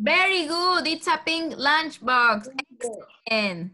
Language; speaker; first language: English; non-native, fluent; Spanish